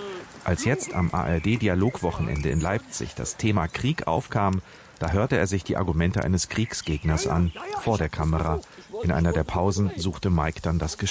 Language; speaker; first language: German; native; German